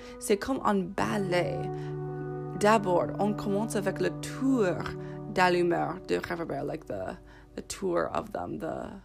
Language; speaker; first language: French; non-native, fluent; English